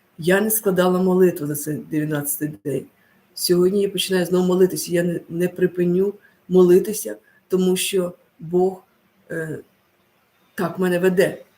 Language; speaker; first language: Ukrainian; non-native, local second language; Russian